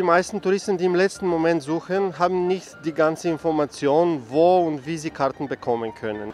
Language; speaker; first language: German; non-native, fluent; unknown